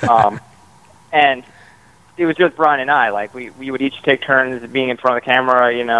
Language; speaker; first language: English; native; English